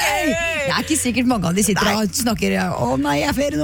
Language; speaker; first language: Norwegian; native; Norwegian